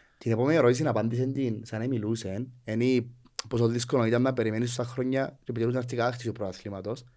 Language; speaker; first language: Greek; native; Greek